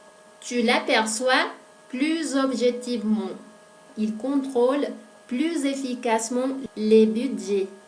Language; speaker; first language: French; non-native, fluent; Spanish